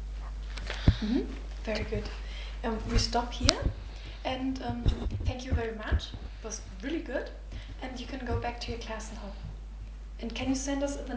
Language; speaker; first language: English; non-native, fluent; German